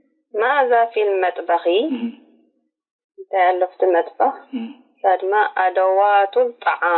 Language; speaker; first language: Arabic; non-native, learner; Tigrinya